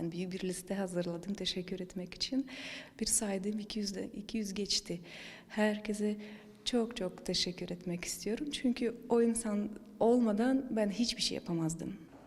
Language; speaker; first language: Turkish; non-native, fluent; Russian